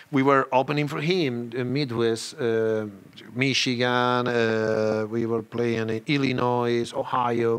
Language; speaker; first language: English; non-native, learner; Spanish